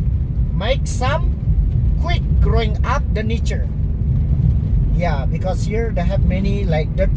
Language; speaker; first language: English; non-native, learner; Indonesian